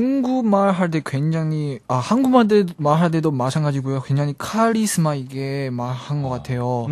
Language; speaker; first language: Korean; non-native, learner; Chinese